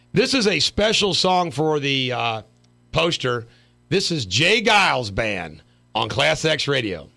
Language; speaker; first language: English; native; English